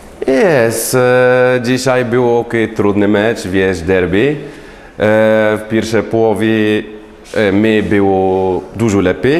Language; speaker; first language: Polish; non-native, learner; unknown